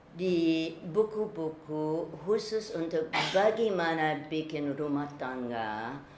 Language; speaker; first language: Indonesian; non-native, fluent; English